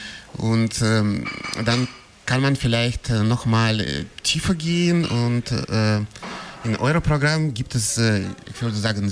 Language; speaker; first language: German; non-native, fluent; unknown